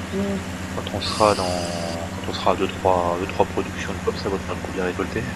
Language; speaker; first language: French; native; French